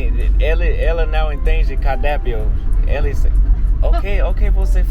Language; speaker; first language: Portuguese; non-native, learner; English